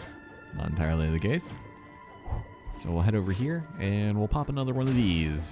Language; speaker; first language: English; native; English